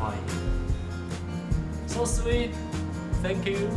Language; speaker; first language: English; non-native, learner; Chinese